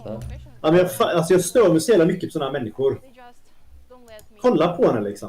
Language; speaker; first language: Swedish; native; Swedish